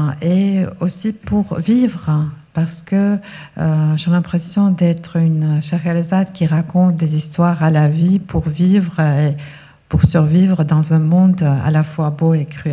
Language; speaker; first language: French; non-native, fluent; Georgian